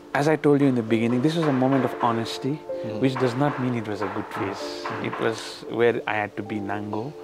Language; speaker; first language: English; non-native, local second language; Nepali